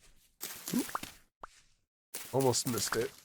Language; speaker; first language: English; native; English